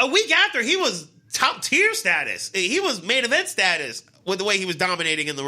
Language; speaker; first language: English; native; English